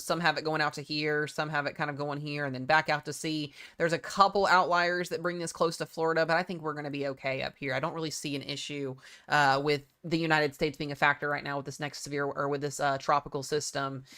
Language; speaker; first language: English; native; English